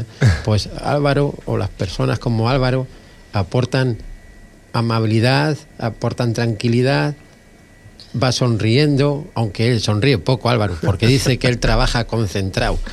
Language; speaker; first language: Spanish; native; Spanish